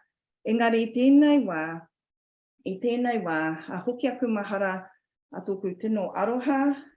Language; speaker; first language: Māori; non-native, local second language; English